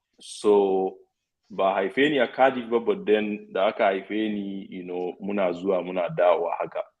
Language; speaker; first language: Hausa; non-native, local second language; Fula